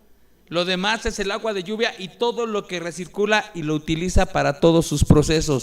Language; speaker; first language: Spanish; native; Spanish